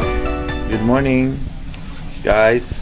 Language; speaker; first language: English; non-native, fluent; Indonesian